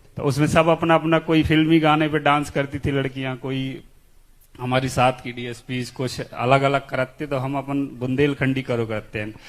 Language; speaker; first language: Hindi; native; Hindi